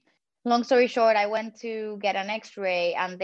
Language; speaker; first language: English; non-native, fluent; Spanish